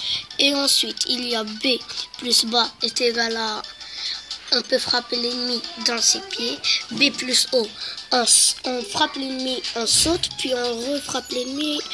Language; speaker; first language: French; native; French